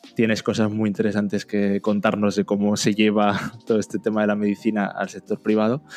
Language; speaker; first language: Spanish; native; Spanish